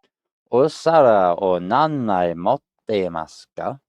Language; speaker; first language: Japanese; non-native, learner; English